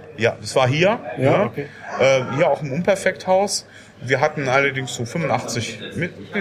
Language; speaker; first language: German; native; German